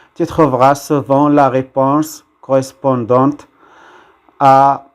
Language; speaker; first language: French; non-native, local second language; Arabic